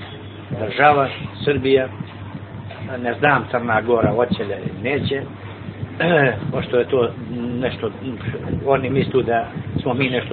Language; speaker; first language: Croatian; early bilingual, heritage; Serbian